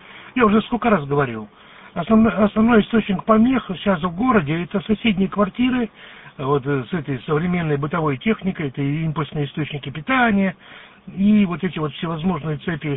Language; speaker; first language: Russian; native; Russian